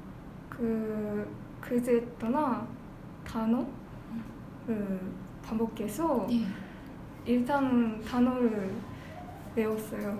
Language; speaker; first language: Korean; non-native, learner; Japanese